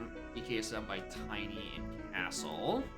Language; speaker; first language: English; native; English